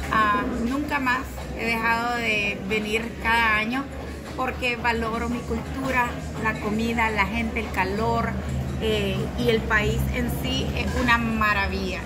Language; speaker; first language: Spanish; early bilingual, heritage; Spanish